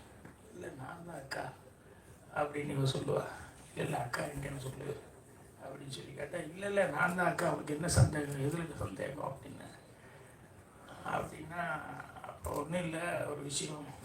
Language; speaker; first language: Tamil; native; Tamil